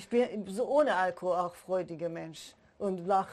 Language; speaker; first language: German; non-native, learner; Persian